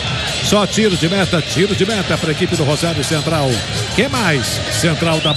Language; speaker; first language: Portuguese; native; Portuguese